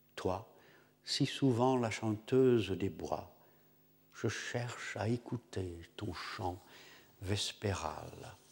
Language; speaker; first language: French; non-native, fluent; English